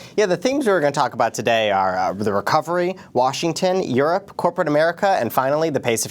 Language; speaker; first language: English; native; English